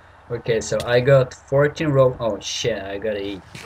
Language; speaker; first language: English; non-native, fluent; Swedish